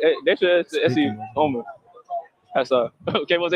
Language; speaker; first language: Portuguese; non-native, learner; English